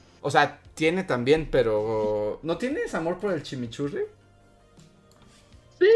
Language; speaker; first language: Spanish; native; Spanish